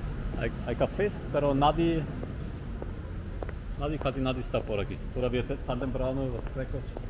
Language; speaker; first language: Spanish; non-native, fluent; German